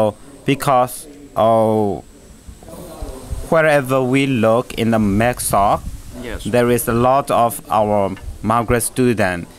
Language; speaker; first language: English; non-native, learner; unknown